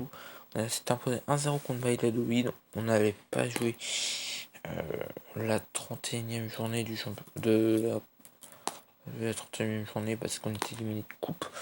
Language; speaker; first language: French; native; French